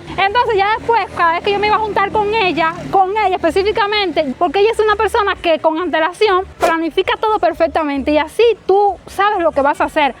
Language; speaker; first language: Spanish; native; Spanish